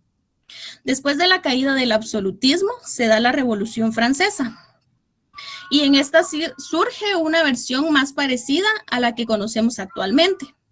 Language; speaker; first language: Spanish; native; Spanish